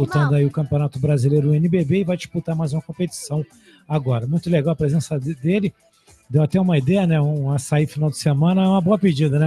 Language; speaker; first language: Portuguese; native; Portuguese